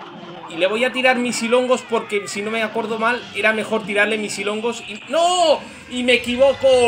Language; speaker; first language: Spanish; native; Spanish